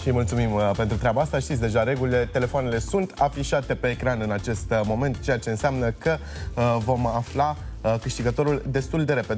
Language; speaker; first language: Romanian; native; Romanian